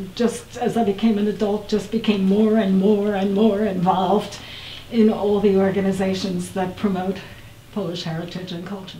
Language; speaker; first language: English; early bilingual, other home language; Polish